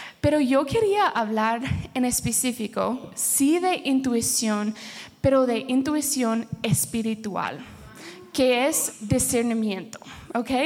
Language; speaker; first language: Spanish; early bilingual, heritage; Spanish